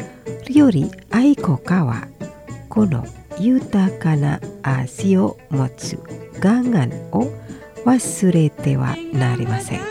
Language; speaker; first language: Japanese; non-native, fluent; Indonesian